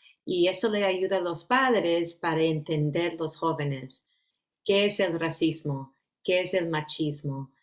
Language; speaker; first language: Spanish; early bilingual, heritage; Spanish